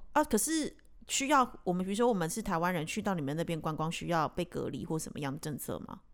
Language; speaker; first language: Chinese; native; Chinese